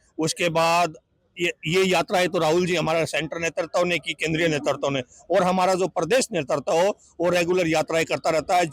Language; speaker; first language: Hindi; native; Hindi